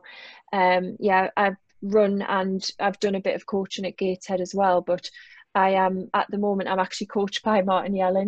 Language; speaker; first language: English; native; English